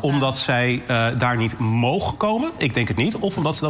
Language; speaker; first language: Dutch; native; Dutch